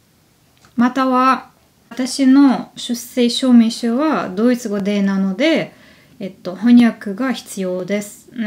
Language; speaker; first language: Japanese; non-native, learner; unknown